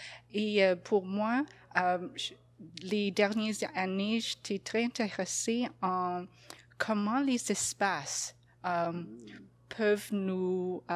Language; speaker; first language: French; non-native, fluent; English